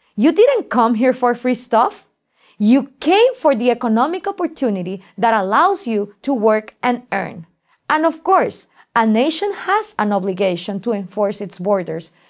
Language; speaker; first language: English; non-native, fluent; Spanish